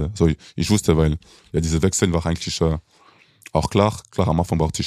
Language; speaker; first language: German; non-native, local second language; French